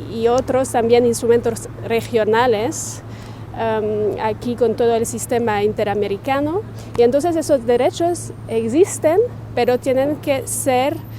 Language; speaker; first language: Spanish; non-native, fluent; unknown